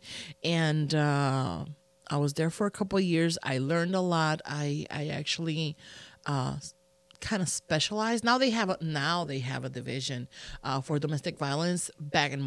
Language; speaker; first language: English; non-native, fluent; Spanish